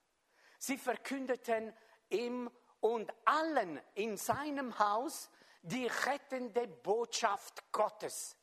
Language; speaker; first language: German; non-native, fluent; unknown